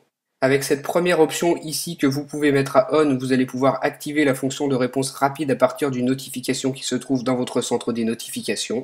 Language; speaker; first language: French; native; French